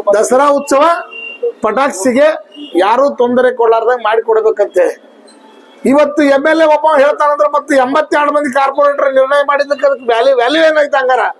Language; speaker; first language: Kannada; native; Kannada